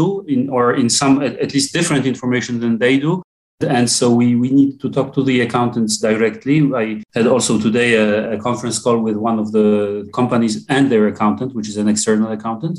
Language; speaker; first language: English; non-native, fluent; Polish